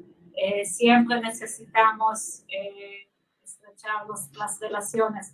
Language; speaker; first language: Spanish; non-native, fluent; Hebrew